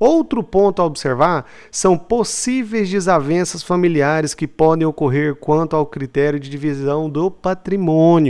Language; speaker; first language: Portuguese; native; Portuguese